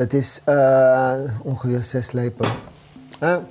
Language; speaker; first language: Dutch; non-native, fluent; French